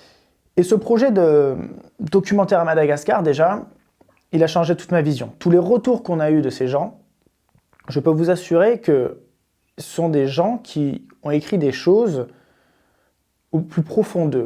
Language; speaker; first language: French; native; French